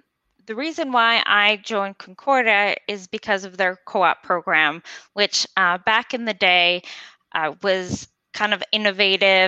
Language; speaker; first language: English; non-native, fluent; French